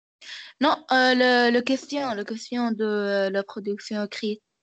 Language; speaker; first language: French; non-native, learner; Arabic